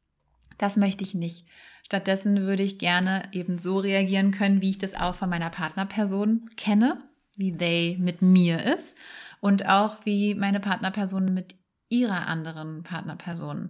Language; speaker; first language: German; native; German